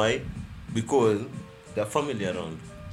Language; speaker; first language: English; non-native, local second language; Luo (Kenya and Tanzania)